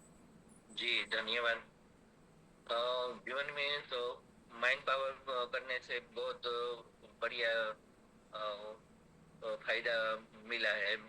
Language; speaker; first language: Hindi; non-native, local second language; Gujarati